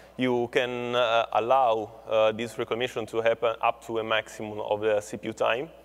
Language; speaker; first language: English; non-native, fluent; Italian